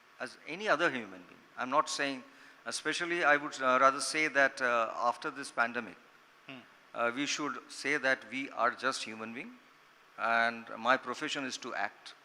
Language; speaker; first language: English; non-native, local second language; Bangla